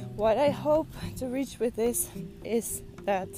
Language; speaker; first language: English; non-native, fluent; Dutch